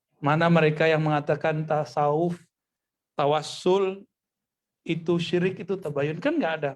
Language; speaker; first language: Indonesian; non-native, local second language; Minangkabau